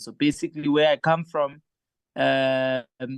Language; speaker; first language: English; non-native, local second language; Southern Sotho